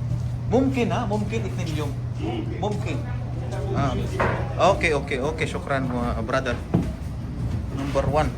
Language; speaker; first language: Arabic; non-native, learner; Filipino